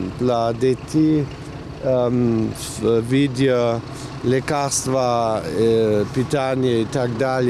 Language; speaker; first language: Russian; non-native, learner; German